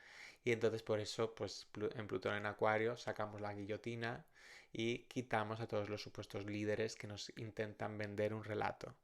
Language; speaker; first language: Spanish; native; Spanish